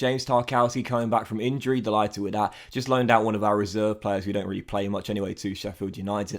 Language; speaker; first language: English; native; English